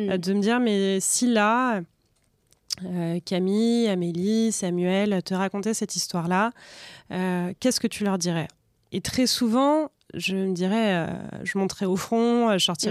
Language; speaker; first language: French; native; French